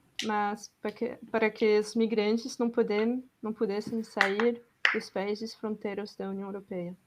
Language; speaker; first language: Portuguese; non-native, fluent; French